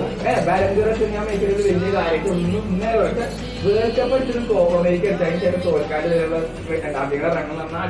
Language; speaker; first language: Malayalam; native; Malayalam